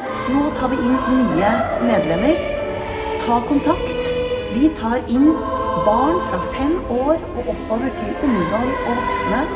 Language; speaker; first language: Norwegian; native; Norwegian